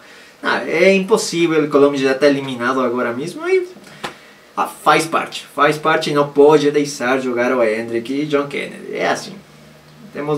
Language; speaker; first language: Portuguese; non-native, fluent; Spanish